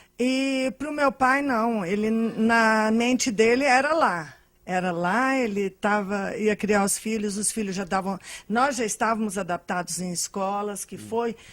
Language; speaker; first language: Portuguese; early bilingual, other home language; Arabic